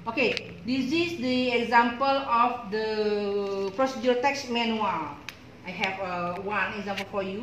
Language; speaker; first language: English; non-native, learner; Indonesian